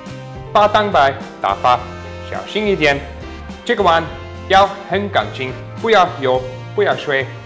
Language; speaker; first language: Chinese; non-native, learner; English